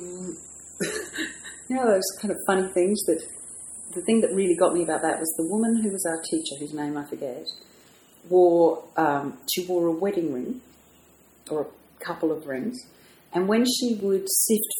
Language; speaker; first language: English; native; English